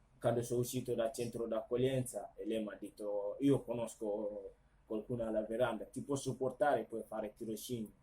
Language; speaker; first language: Italian; non-native, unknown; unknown